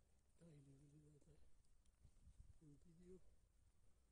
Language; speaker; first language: Danish; non-native, learner; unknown